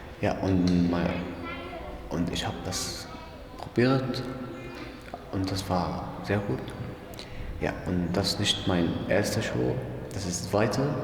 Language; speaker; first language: German; non-native, learner; Arabic